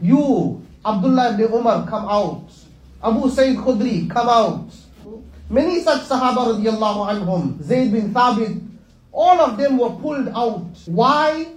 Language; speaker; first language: English; native; English